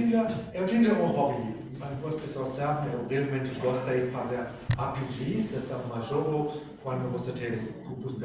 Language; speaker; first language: Portuguese; non-native, learner; German